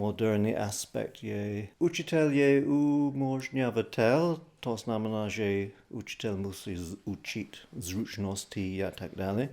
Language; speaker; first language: Slovak; non-native, fluent; English